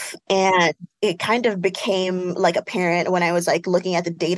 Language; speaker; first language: English; native; English